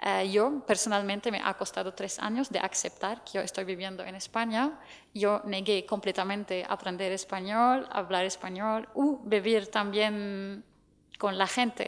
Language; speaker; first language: Spanish; non-native, fluent; Arabic